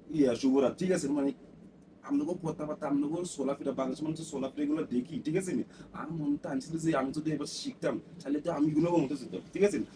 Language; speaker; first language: Bangla; non-native, learner; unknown